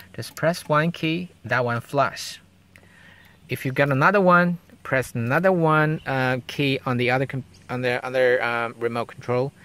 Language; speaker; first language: English; non-native, learner; Chinese